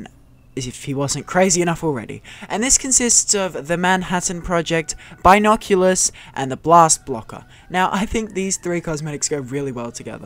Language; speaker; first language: English; native; English